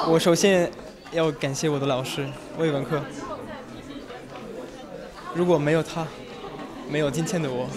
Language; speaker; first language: Chinese; non-native, learner; French